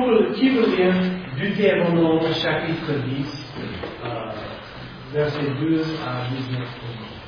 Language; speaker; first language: French; non-native, fluent; English